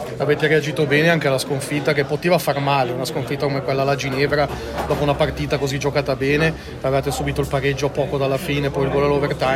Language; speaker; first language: Italian; native; Italian